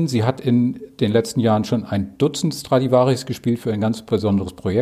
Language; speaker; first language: German; native; German